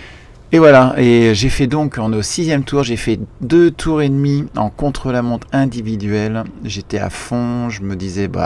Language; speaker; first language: French; native; French